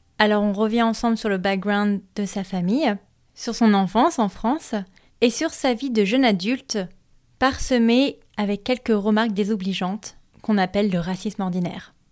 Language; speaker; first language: French; native; French